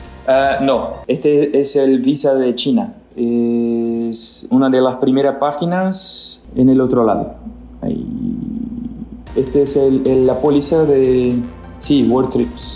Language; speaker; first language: Spanish; non-native, learner; Portuguese